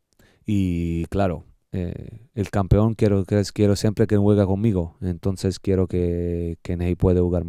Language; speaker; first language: Spanish; non-native, learner; Italian